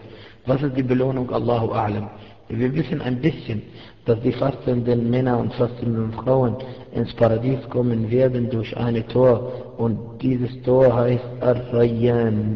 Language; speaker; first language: German; non-native, fluent; Arabic